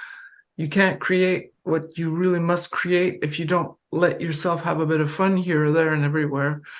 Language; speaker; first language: English; non-native, fluent; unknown